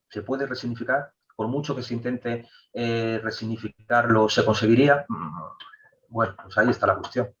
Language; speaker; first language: Spanish; native; Spanish